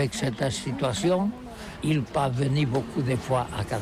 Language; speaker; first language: French; non-native, learner; Catalan